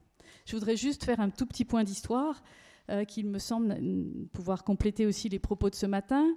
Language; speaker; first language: French; native; French